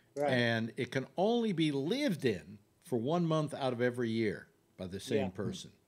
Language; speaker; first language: English; native; English